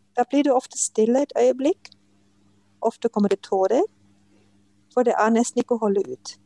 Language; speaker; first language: Norwegian; non-native, fluent; German